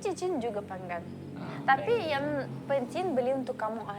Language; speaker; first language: Indonesian; non-native, learner; Russian